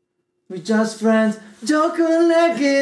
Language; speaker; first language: English; non-native, learner; Italian